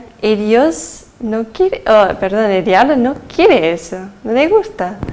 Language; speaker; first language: Spanish; early bilingual, heritage; Spanish